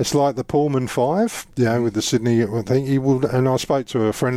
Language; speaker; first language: English; native; English